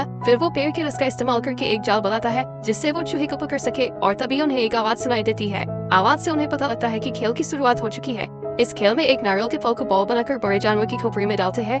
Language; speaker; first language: Hindi; native; Hindi